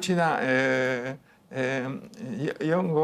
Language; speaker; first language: Korean; non-native, learner; Spanish